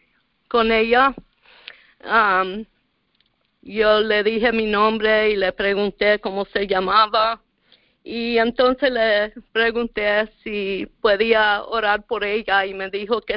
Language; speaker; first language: Spanish; early bilingual, heritage; Spanish